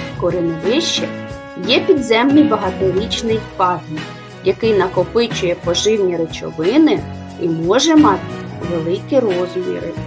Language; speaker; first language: Ukrainian; native; Ukrainian